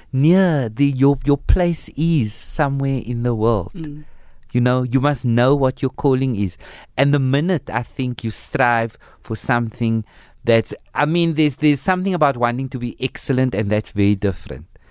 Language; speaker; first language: English; early bilingual, other home language; Afrikaans